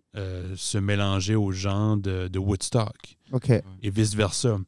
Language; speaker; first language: French; native; French